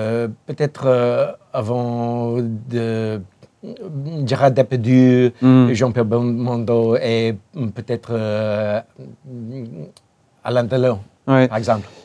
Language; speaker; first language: French; non-native, learner; English